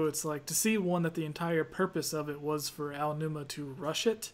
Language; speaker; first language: English; native; English